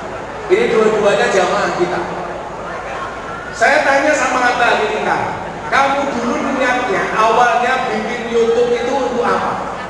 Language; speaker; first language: Indonesian; non-native, local second language; Javanese